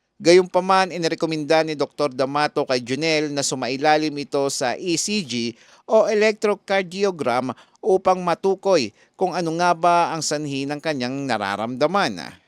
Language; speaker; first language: Filipino; non-native, local second language; Bikol